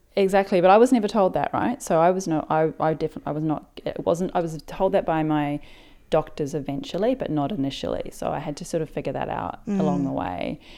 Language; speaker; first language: English; native; English